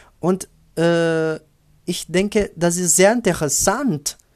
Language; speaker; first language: German; non-native, learner; Portuguese